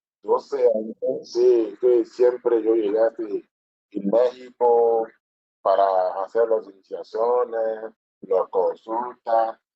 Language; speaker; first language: Spanish; non-native, learner; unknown